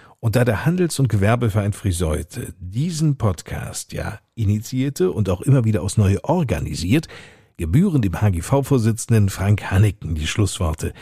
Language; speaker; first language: German; native; German